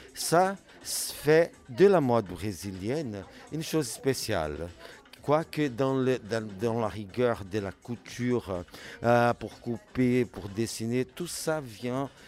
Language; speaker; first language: French; non-native, fluent; Portuguese